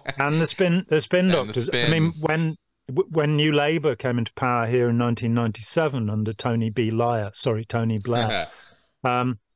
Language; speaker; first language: English; native; English